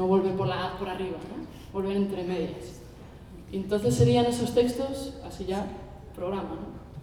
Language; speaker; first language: Spanish; native; Spanish